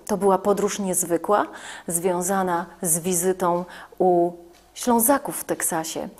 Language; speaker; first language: Polish; native; Polish